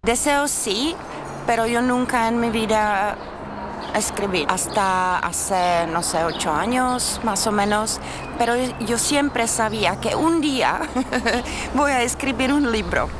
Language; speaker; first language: Spanish; non-native, learner; Czech